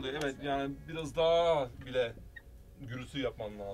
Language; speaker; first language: Turkish; early bilingual, heritage; Turkish